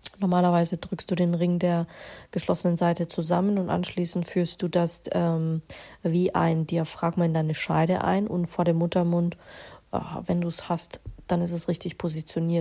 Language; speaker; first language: German; native; German